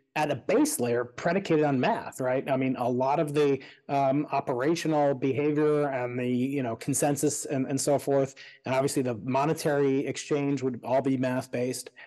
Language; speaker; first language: English; native; English